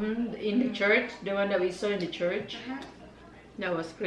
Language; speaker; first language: English; non-native, learner; Filipino